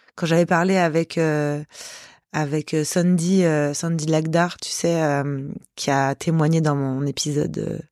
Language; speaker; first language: French; native; French